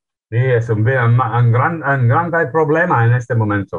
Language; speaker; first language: Spanish; non-native, learner; English